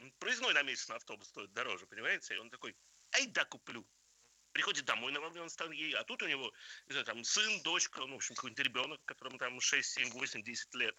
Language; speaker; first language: Russian; native; Russian